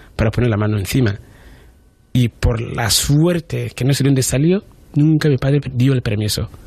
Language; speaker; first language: Spanish; non-native, fluent; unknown